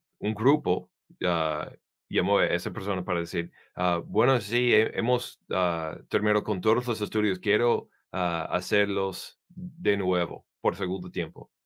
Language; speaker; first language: Spanish; non-native, learner; English